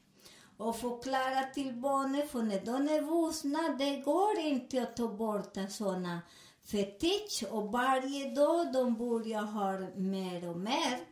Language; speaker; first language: Swedish; non-native, fluent; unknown